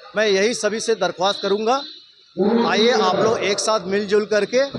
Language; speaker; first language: Hindi; non-native, local second language; Bangla